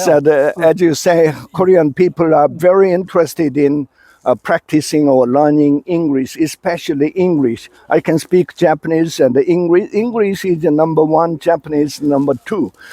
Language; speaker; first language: English; non-native, fluent; Korean